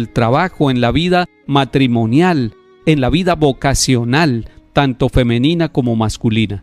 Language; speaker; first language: Spanish; native; Spanish